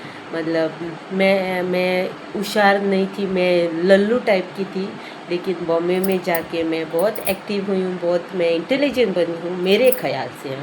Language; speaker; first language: Hindi; non-native, local second language; Konkani